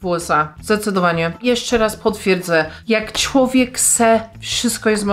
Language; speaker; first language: Polish; non-native, fluent; English